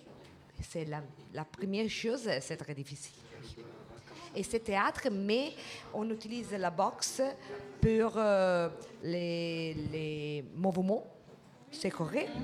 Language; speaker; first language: French; non-native, fluent; Italian